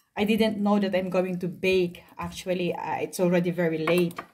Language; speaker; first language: English; non-native, local second language; Filipino